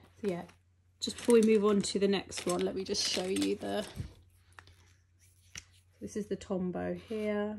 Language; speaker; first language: English; native; English